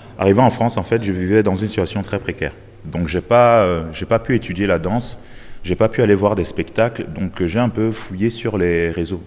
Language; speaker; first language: French; non-native, local second language; Basaa